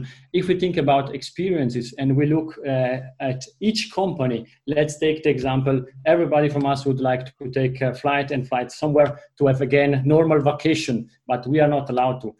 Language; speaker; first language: English; non-native, fluent; Italian